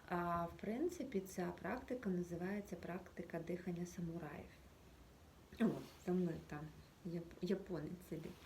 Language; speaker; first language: Ukrainian; native; Ukrainian